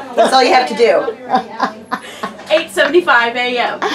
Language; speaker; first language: English; native; English